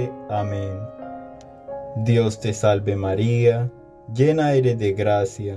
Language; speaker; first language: Spanish; native; Spanish